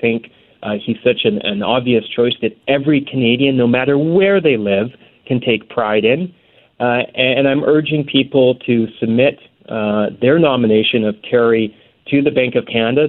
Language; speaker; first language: English; native; English